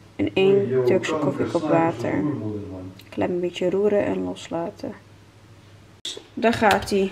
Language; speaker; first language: Dutch; native; Dutch